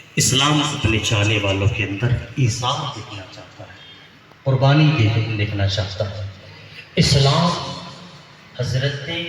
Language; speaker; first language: Urdu; native; Urdu